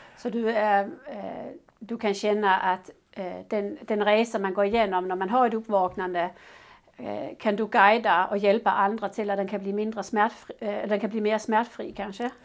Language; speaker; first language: Swedish; non-native, fluent; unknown